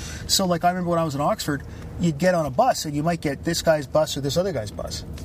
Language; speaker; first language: English; native; English